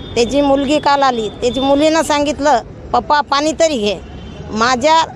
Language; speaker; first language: Marathi; non-native, local second language; Lambadi